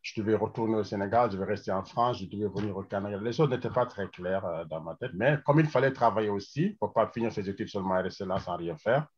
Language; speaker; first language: French; non-native, local second language; Wolof